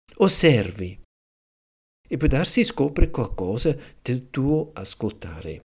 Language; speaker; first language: Italian; non-native, fluent; German